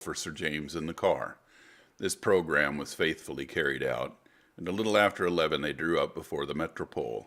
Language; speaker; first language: English; native; English